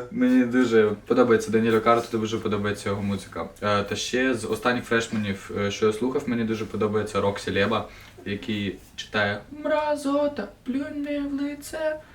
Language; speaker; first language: Ukrainian; non-native, local second language; Russian